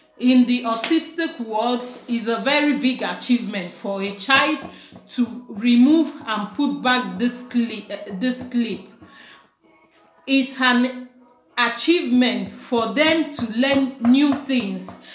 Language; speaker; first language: English; non-native, local second language; Igbo